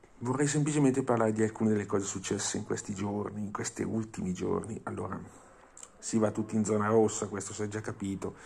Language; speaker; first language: Italian; non-native, fluent; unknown